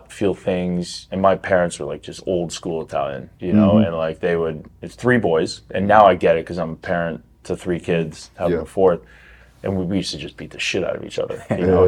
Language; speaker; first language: English; native; English